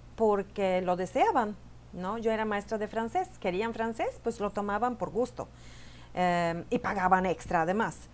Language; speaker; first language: Spanish; non-native, fluent; Swedish